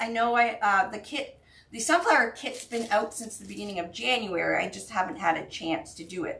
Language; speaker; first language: English; native; English